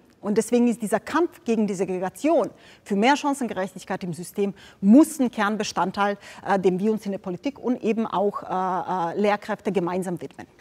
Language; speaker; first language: German; non-native, fluent; Bosnian